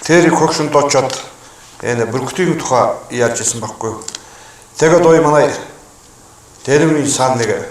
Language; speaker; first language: Mongolian; non-native, local second language; Kazakh